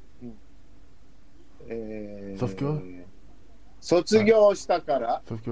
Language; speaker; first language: Japanese; non-native, learner; Chinese